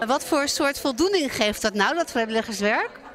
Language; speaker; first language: Dutch; native; Dutch